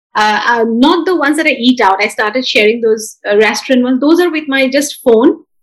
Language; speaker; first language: English; non-native, local second language; Bangla